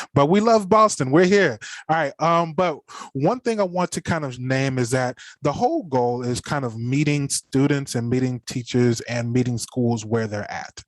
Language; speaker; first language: English; native; English